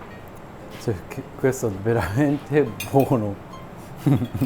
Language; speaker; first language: Italian; non-native, learner; Japanese